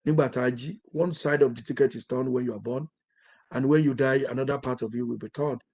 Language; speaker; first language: English; non-native, local second language; Yoruba